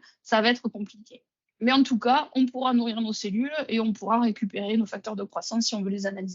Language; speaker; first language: French; native; French